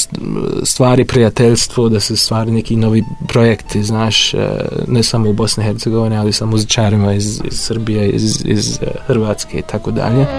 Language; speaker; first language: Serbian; non-native, fluent; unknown